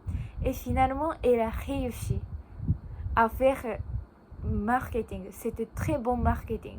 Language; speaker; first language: French; non-native, learner; Japanese